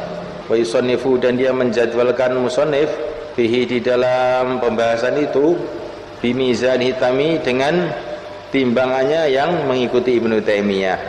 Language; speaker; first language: Indonesian; native; Indonesian